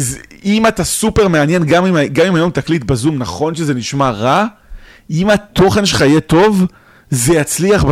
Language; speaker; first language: Hebrew; native; Hebrew